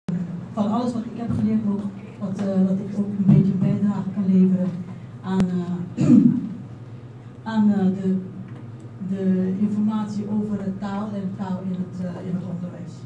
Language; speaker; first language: Dutch; non-native, local second language; Papiamento